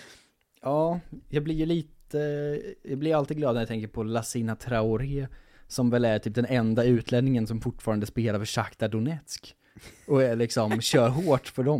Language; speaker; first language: Swedish; native; Swedish